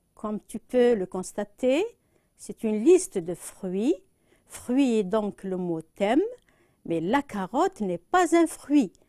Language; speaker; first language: French; non-native, local second language; Arabic